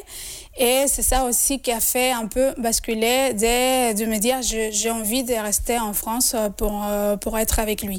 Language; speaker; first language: French; non-native, fluent; Spanish